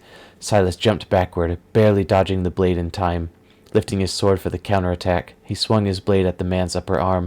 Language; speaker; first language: English; native; English